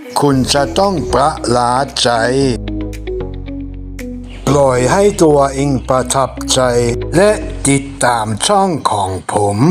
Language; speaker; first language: Thai; non-native, fluent; German